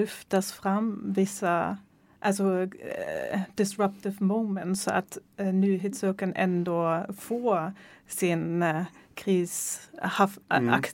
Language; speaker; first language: Swedish; non-native, fluent; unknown